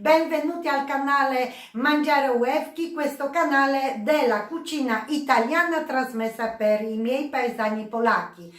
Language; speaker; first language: Italian; non-native, learner; Polish